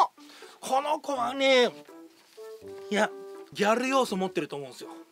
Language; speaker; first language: Japanese; native; Japanese